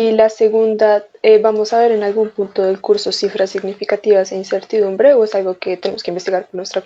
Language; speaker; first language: Spanish; native; Spanish